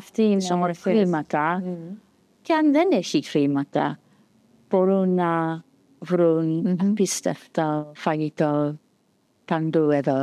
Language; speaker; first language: Greek; non-native, fluent; English